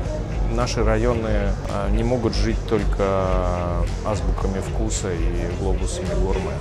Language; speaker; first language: Russian; native; Russian